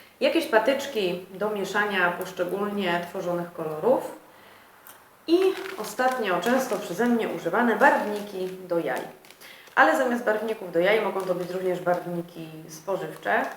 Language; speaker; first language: Polish; native; Polish